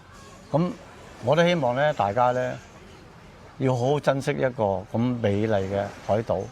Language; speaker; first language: Cantonese; native; Cantonese